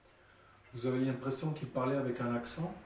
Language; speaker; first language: French; native; French